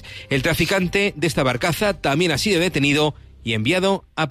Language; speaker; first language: Spanish; native; Spanish